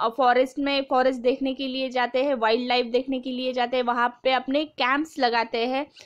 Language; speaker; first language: Hindi; non-native, local second language; Marathi